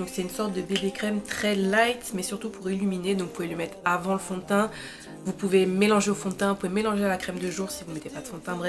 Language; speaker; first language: French; native; French